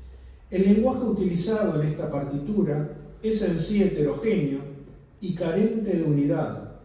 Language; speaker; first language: Spanish; native; Spanish